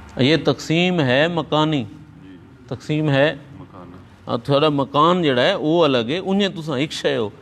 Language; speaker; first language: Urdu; non-native, local second language; Punjabi